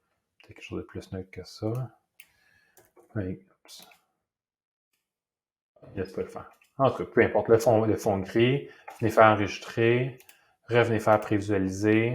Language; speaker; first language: French; native; French